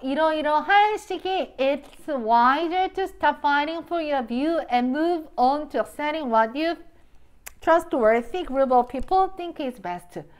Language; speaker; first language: English; non-native, fluent; Korean